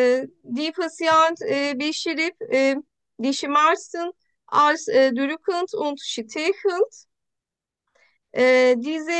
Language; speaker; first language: German; non-native, learner; Turkish